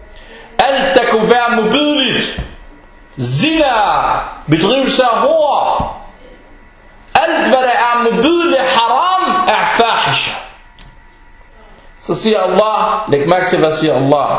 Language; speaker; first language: Danish; non-native, local second language; Arabic